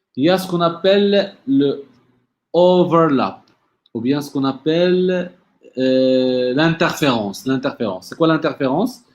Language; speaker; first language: French; non-native, local second language; Arabic